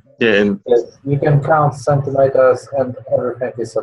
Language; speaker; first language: English; non-native, learner; Polish